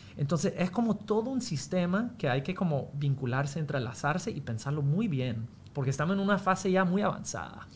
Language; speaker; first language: Spanish; non-native, fluent; English